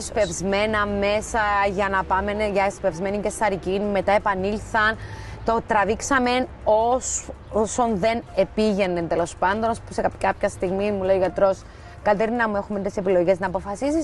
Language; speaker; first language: Greek; native; Greek